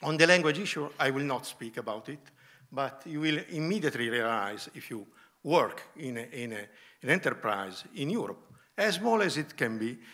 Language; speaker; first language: English; non-native, fluent; Italian